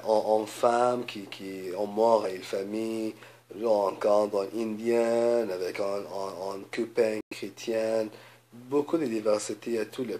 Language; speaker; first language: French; non-native, learner; English